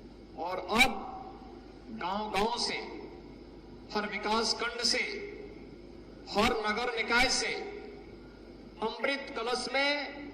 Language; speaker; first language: Hindi; native; Hindi